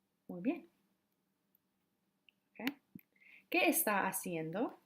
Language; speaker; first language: Spanish; non-native, fluent; English